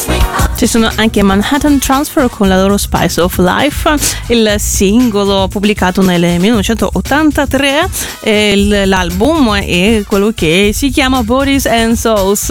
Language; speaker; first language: Italian; native; Italian